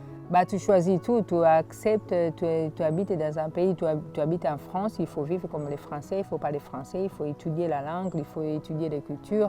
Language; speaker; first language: French; non-native, fluent; Swahili